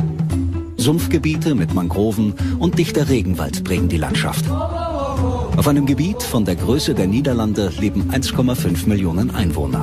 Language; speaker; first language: German; native; German